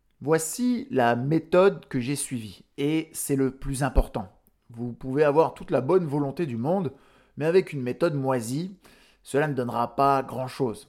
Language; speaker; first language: French; native; French